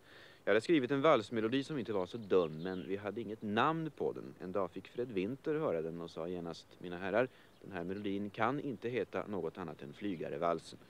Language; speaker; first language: Swedish; native; Swedish